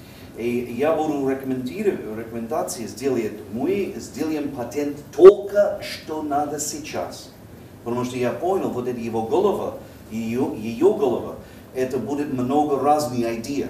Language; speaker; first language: Russian; non-native, learner; English